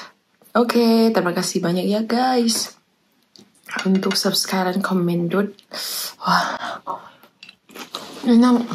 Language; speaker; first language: Indonesian; non-native, fluent; Thai